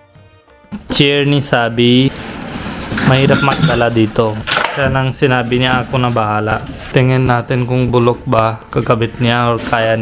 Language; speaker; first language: Filipino; non-native, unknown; Hindi